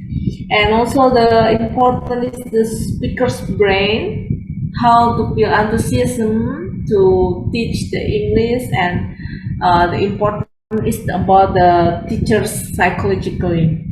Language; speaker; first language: English; non-native, fluent; Indonesian